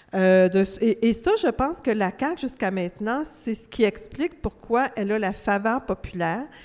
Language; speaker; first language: French; native; French